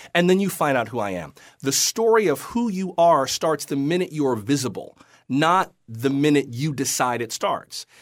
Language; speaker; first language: English; native; English